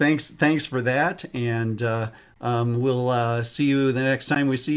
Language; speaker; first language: English; native; English